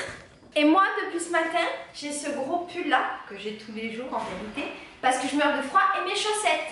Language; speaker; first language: French; native; French